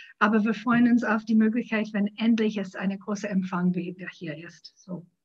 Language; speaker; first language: German; non-native, fluent; English